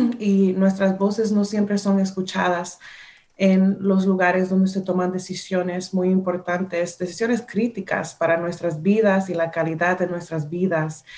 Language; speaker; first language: Spanish; early bilingual, heritage; Spanish